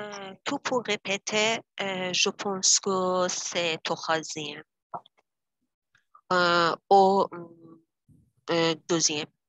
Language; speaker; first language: French; non-native, learner; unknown